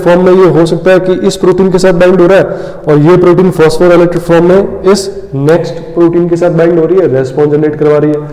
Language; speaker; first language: Hindi; native; Hindi